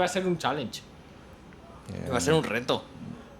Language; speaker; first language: Spanish; native; Spanish